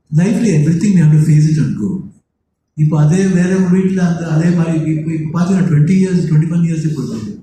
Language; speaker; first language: Tamil; non-native, local second language; Kannada